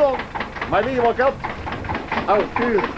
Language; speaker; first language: German; native; German